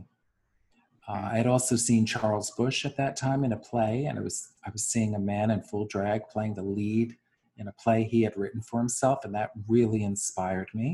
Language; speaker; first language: English; native; English